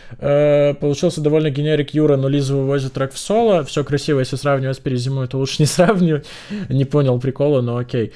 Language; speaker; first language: Russian; native; Russian